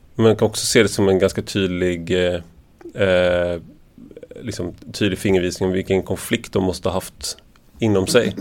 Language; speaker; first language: Swedish; native; Swedish